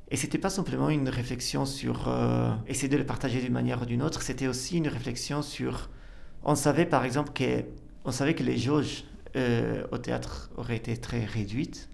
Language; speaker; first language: French; non-native, fluent; Italian